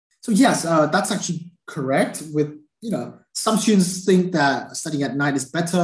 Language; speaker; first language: English; non-native, fluent; Vietnamese